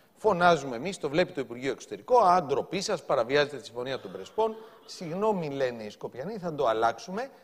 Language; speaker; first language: Greek; native; Greek